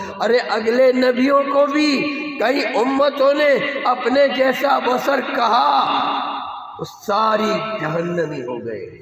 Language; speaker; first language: Urdu; non-native, local second language; Gujarati